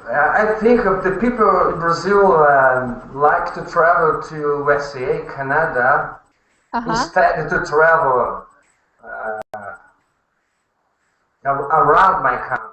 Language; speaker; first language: English; non-native, learner; Portuguese